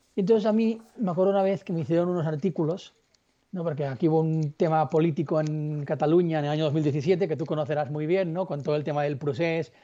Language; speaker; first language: Spanish; native; Spanish